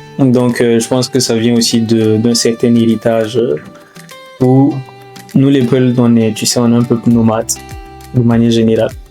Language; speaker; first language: French; non-native, local second language; Fula